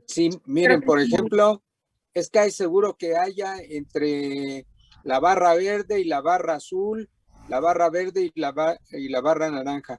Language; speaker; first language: Spanish; native; Spanish